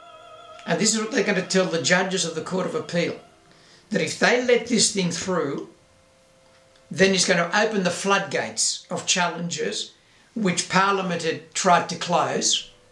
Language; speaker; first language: English; native; English